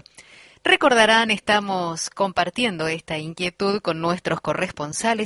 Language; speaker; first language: Spanish; native; Spanish